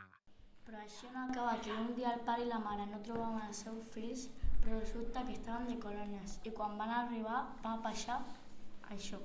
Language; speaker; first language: Catalan; non-native, local second language; Spanish